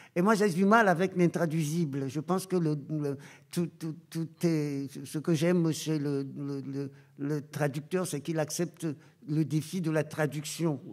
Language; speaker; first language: French; non-native, local second language; Ewe